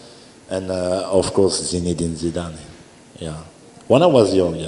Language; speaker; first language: English; non-native, learner; French